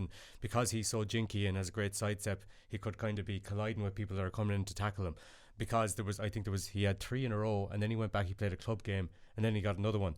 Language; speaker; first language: English; native; English